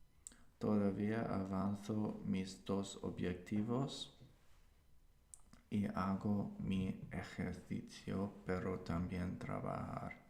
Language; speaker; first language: Spanish; non-native, learner; English